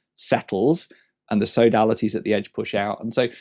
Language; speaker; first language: English; native; English